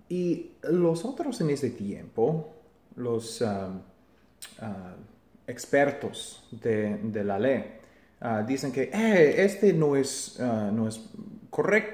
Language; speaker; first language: Spanish; non-native, fluent; English